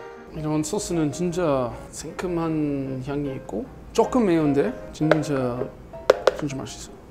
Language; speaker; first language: Korean; non-native, learner; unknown